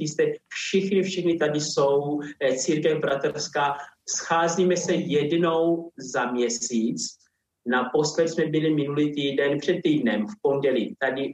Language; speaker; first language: Czech; non-native, fluent; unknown